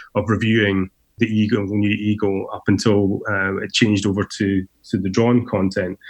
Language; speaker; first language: English; native; English